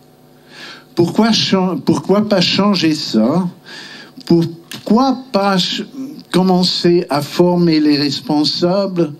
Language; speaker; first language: French; non-native, local second language; German